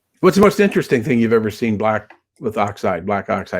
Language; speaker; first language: English; native; English